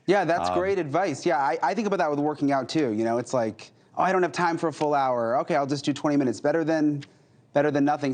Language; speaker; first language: English; native; English